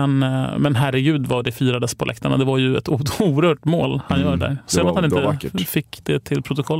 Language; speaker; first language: Swedish; native; Swedish